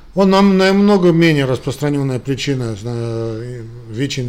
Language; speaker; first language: Russian; non-native, local second language; Armenian